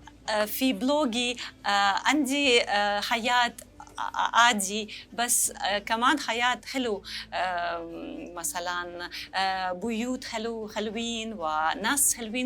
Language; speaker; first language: Arabic; non-native, learner; Russian